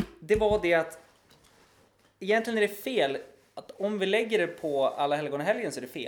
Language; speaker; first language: Swedish; native; Swedish